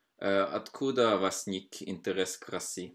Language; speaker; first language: Russian; non-native, fluent; Norwegian